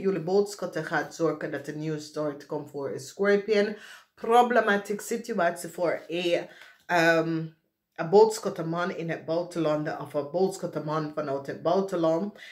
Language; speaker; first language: Dutch; non-native, fluent; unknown